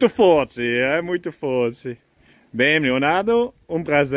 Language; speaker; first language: Portuguese; non-native, learner; French